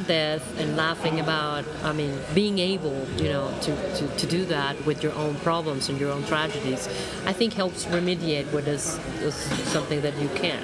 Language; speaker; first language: English; non-native, fluent; Spanish